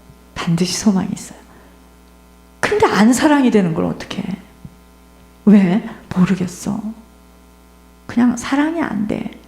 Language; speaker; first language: Korean; native; Korean